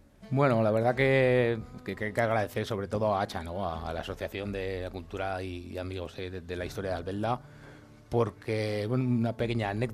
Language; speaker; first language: Spanish; native; Spanish